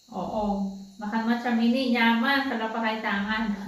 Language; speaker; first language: Indonesian; non-native, learner; Filipino